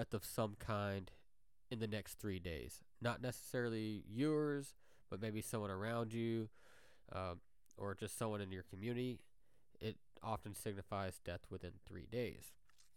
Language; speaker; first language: English; native; English